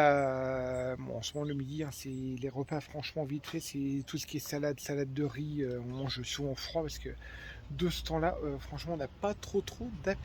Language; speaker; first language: French; native; French